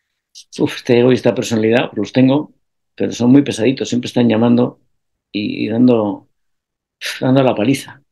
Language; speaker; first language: Spanish; native; Spanish